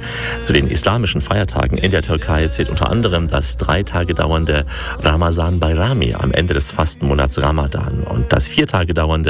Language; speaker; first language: German; native; German